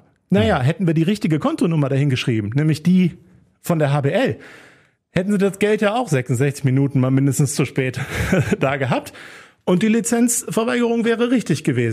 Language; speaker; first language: German; native; German